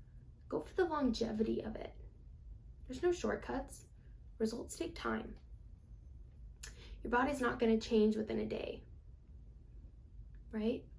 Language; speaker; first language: English; native; English